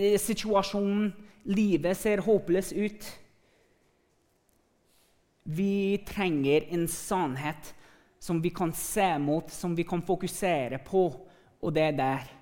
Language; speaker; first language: Norwegian; non-native, fluent; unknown